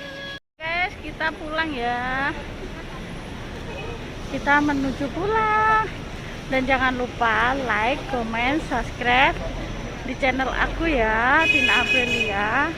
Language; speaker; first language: Indonesian; non-native, local second language; Javanese